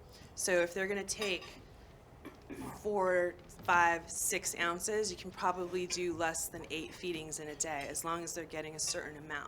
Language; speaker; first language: English; native; English